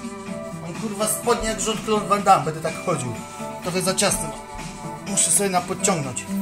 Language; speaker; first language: Polish; native; Polish